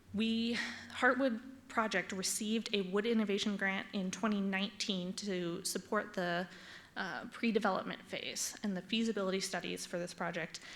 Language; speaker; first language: English; native; English